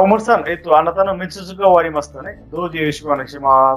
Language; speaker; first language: Japanese; non-native, fluent; Bangla